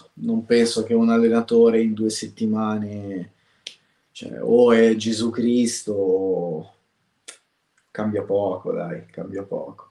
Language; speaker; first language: Italian; native; Italian